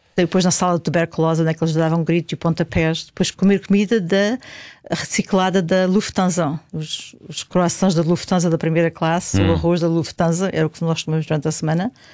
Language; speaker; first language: Portuguese; native; Portuguese